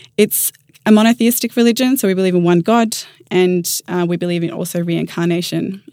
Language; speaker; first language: English; native; English